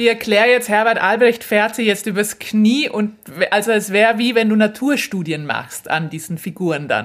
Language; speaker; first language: German; native; German